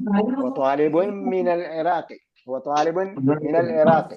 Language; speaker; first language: Arabic; non-native, fluent; Malayalam